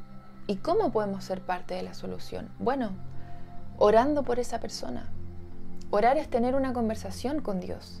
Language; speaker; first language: Spanish; native; Spanish